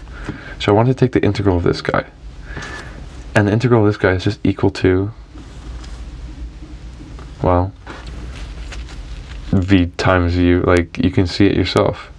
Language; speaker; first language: English; native; English